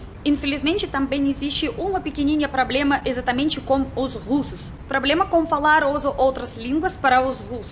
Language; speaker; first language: Portuguese; non-native, learner; Russian